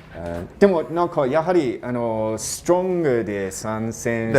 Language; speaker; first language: Japanese; non-native, fluent; English